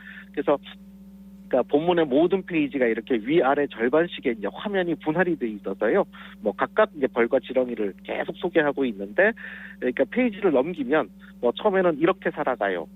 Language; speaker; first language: Korean; native; Korean